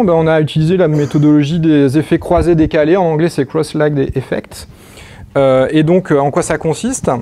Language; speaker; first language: French; native; French